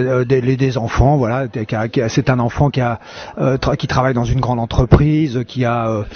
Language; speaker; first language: French; native; French